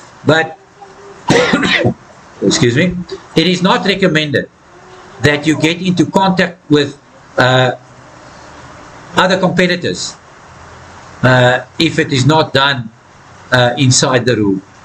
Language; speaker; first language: English; non-native, local second language; Afrikaans